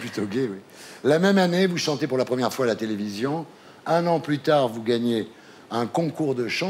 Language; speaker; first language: French; native; French